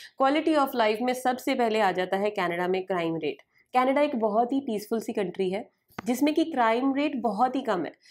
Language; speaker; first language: Hindi; native; Hindi